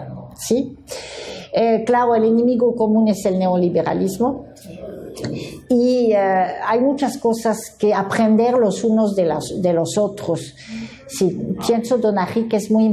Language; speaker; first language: Spanish; non-native, fluent; French